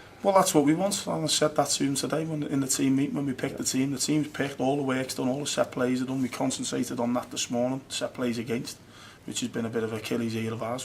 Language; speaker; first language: English; native; English